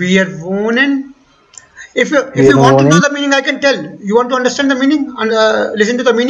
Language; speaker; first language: English; non-native, local second language; Hindi